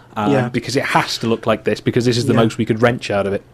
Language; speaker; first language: English; native; English